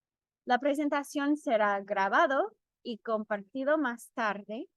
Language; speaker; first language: Spanish; non-native, fluent; English